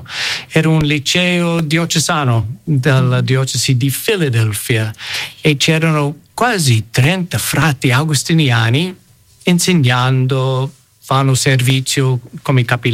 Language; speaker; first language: Italian; non-native, fluent; English